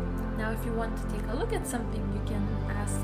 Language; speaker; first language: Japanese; non-native, fluent; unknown